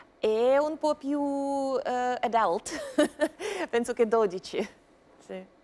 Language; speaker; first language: Italian; non-native, learner; Russian